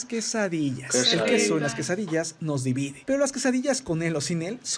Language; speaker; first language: Spanish; native; Spanish